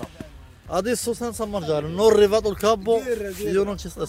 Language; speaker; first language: Italian; non-native, learner; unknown